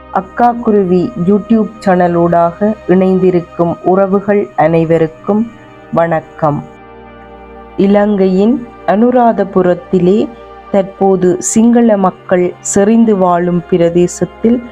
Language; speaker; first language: Tamil; native; Tamil